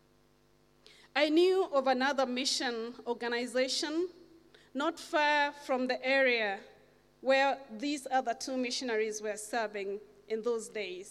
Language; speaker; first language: English; non-native, local second language; Kamba